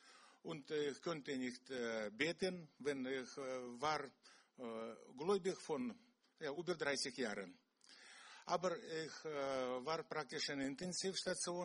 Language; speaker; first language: German; non-native, learner; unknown